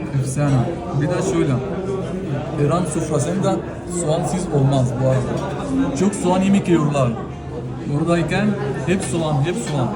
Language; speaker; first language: Turkish; non-native, learner; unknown